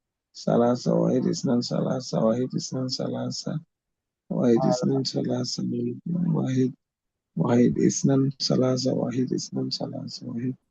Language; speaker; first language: Arabic; non-native, learner; Bangla